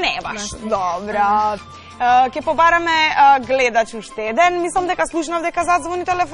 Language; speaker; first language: Macedonian; native; Macedonian